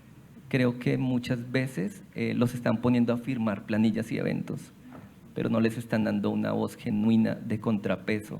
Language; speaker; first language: Spanish; native; Spanish